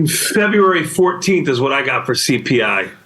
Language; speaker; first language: English; native; English